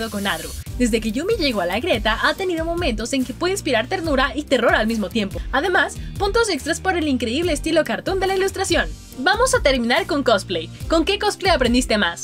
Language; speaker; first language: Spanish; native; Spanish